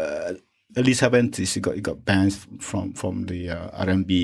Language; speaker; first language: English; non-native, local second language; Malay